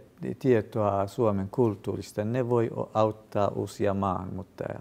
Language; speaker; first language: Finnish; non-native, fluent; Kurdish